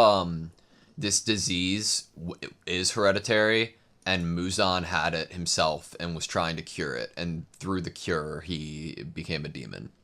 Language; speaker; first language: English; native; English